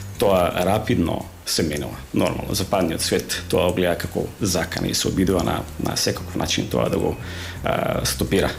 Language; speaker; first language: Macedonian; native; Macedonian